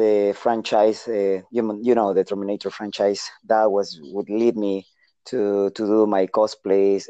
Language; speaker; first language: English; non-native, learner; Spanish